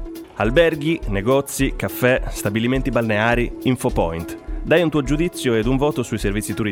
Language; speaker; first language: Italian; native; Italian